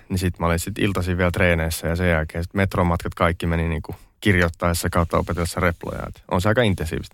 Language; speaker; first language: Finnish; non-native, local second language; Swedish